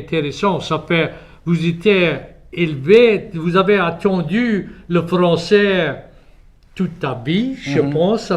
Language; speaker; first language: French; native; French